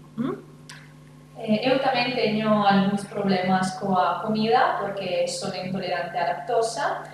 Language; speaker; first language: Galician; non-native, learner; Italian